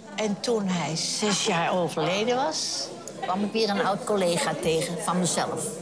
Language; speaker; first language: Dutch; native; Dutch